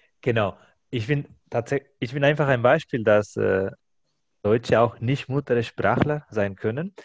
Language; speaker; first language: German; non-native, fluent; Spanish